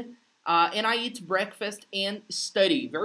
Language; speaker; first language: English; non-native, fluent; Portuguese